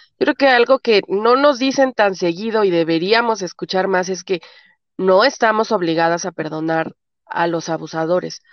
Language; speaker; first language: Spanish; native; Spanish